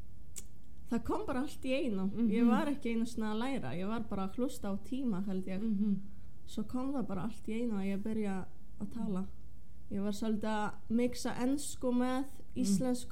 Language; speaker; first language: Icelandic; non-native, fluent; Polish